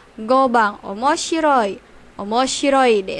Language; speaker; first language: Japanese; non-native, learner; Indonesian